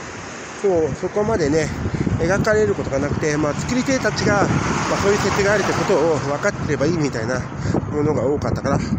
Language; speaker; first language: Japanese; native; Japanese